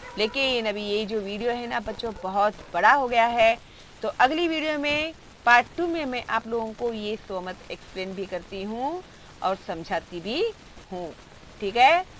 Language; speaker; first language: Hindi; non-native, local second language; Marathi